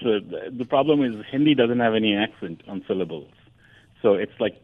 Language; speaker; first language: English; non-native, local second language; Hindi